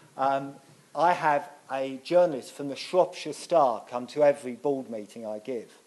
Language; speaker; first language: English; native; English